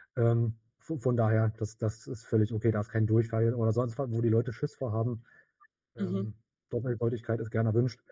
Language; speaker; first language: German; native; German